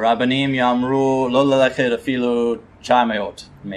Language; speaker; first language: Hebrew; non-native, fluent; English